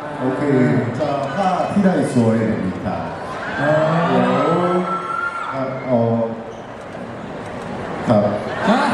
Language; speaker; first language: Thai; non-native, learner; Korean